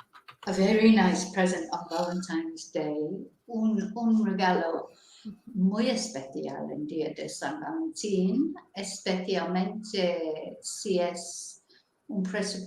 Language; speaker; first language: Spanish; non-native, fluent; English